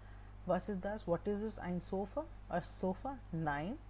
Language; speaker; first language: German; non-native, fluent; Hindi